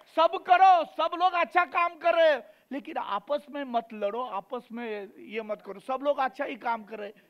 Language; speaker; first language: Hindi; native; Hindi